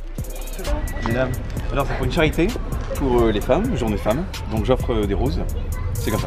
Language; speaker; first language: French; native; French